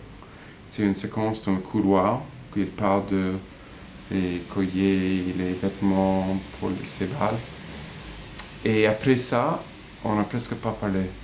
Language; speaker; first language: French; non-native, fluent; English